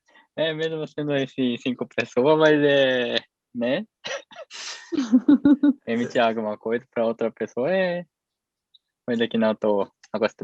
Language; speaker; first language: Portuguese; non-native, fluent; Japanese